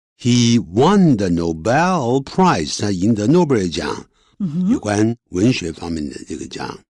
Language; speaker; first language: Chinese; native; Chinese